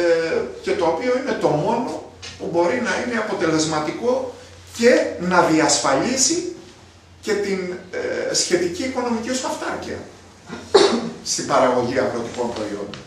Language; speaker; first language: Greek; native; Greek